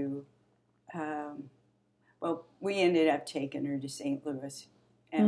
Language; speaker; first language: English; native; English